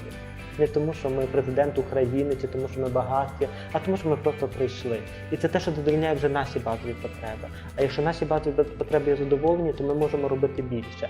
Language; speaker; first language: Ukrainian; native; Ukrainian